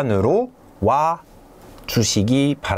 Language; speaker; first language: Korean; non-native, fluent; French